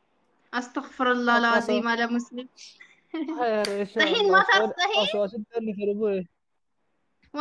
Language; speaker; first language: Arabic; non-native, learner; Amharic